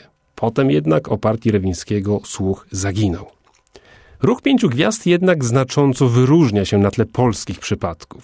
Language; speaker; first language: Polish; native; Polish